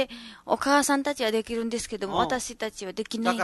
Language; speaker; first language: Japanese; non-native, learner; Nepali